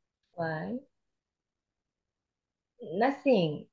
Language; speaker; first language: English; non-native, learner; Korean